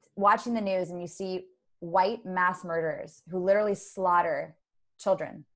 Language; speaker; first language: English; native; English